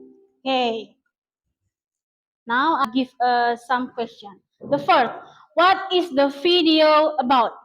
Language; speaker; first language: English; non-native, learner; Indonesian